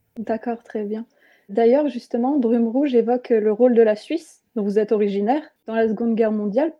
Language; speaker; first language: French; native; French